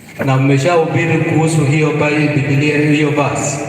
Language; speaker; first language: Swahili; non-native, local second language; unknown